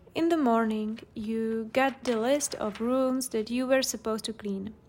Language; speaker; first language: English; non-native, fluent; Czech